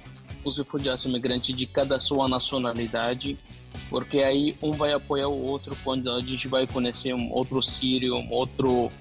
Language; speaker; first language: Portuguese; non-native, fluent; Arabic